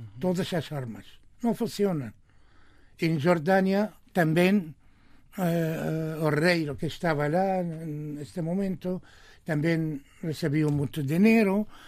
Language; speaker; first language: Portuguese; non-native, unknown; Arabic